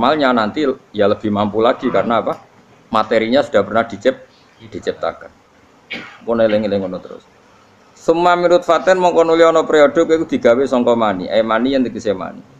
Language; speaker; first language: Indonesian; non-native, local second language; Javanese